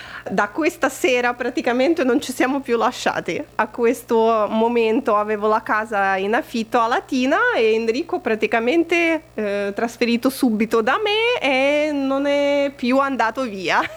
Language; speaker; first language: Italian; non-native, fluent; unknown